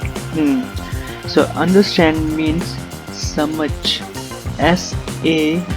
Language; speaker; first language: English; non-native, local second language; Punjabi